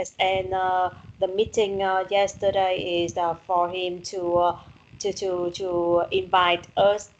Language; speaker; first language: English; non-native, learner; Vietnamese